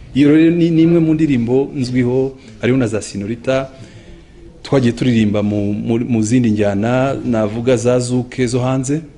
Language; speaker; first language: Kinyarwanda; early bilingual, heritage; Kinyarwanda